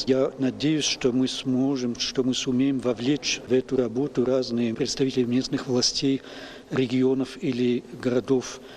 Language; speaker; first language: Russian; non-native, fluent; French